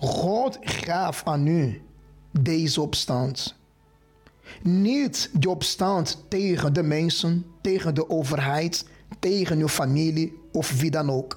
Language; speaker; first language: Dutch; non-native, fluent; Portuguese